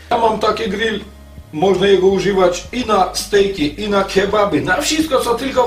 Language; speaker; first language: Polish; non-native, fluent; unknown